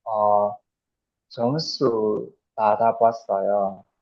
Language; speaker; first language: Korean; non-native, learner; Burmese